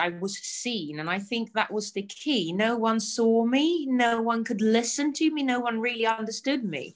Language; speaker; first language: English; non-native, fluent; Swedish